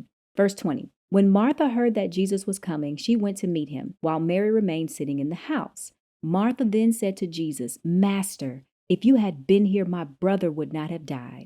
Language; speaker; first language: English; native; English